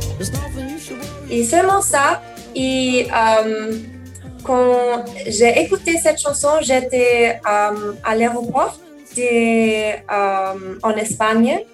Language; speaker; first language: French; non-native, learner; German